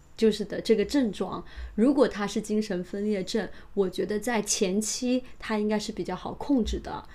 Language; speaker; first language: Chinese; native; Chinese